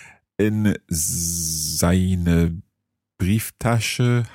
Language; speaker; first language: German; non-native, learner; English